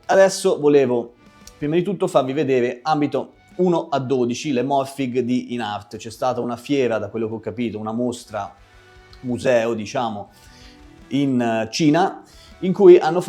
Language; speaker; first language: Italian; native; Italian